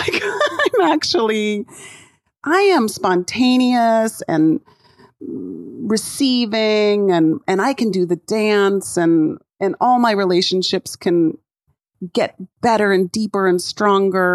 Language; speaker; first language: English; native; English